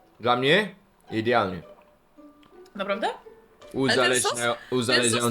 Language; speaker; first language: Polish; non-native, learner; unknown